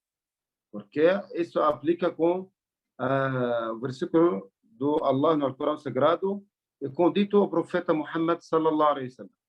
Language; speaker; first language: Portuguese; non-native, learner; Arabic